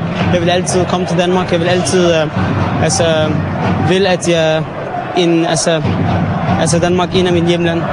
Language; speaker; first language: Danish; non-native, fluent; Arabic